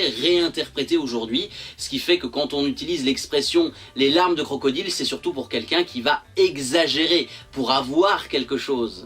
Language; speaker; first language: French; native; French